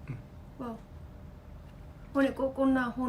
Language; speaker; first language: Japanese; non-native, fluent; Vietnamese